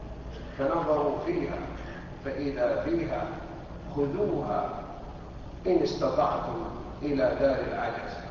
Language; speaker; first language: Arabic; native; Arabic